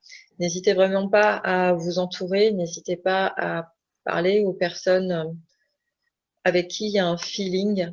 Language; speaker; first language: French; native; French